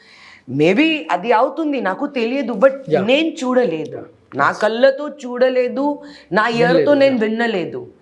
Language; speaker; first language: Telugu; non-native, learner; Hindi